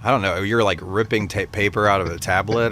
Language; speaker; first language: English; native; English